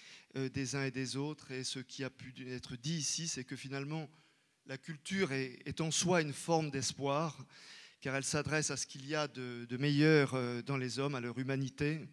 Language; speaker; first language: French; native; French